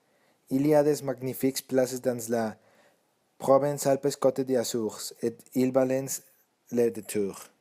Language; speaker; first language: French; non-native, learner; Spanish